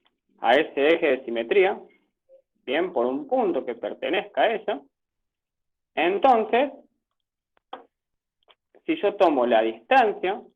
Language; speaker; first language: Spanish; native; Spanish